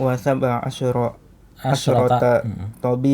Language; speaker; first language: Arabic; non-native, learner; Indonesian